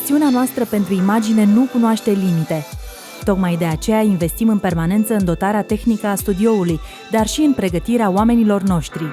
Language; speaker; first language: Romanian; native; Romanian